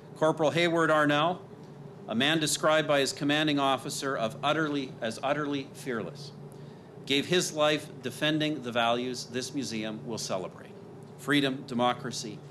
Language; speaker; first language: English; native; English